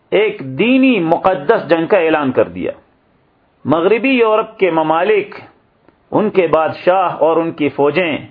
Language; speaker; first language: Urdu; native; Urdu